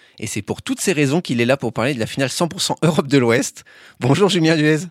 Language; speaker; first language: French; native; French